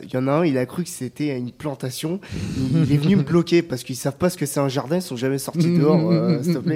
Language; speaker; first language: French; native; French